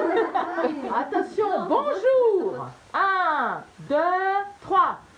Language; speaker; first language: French; native; French